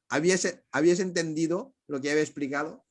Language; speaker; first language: Spanish; non-native, fluent; Indonesian